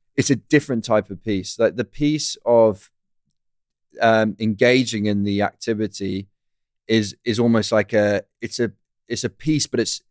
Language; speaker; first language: English; native; English